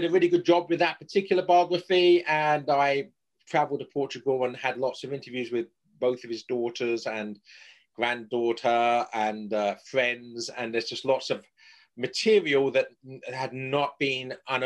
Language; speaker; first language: English; native; English